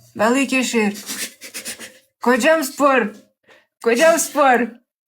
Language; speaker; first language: Turkish; non-native, learner; Russian